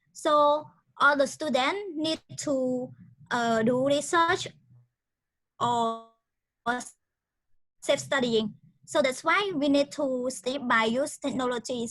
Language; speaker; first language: English; non-native, learner; Khmer